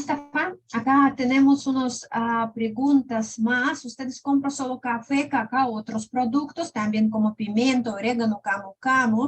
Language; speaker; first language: Spanish; non-native, fluent; Russian